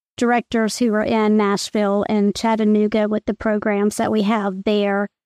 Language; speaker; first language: English; native; English